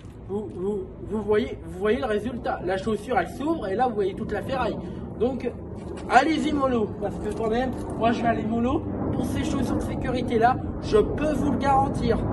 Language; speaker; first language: French; native; French